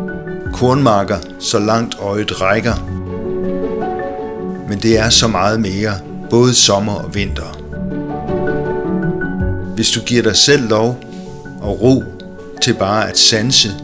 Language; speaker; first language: Danish; native; Danish